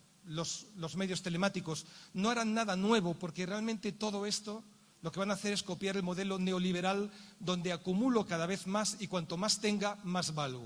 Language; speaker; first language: Spanish; native; Spanish